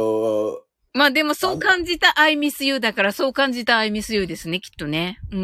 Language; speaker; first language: Japanese; native; Japanese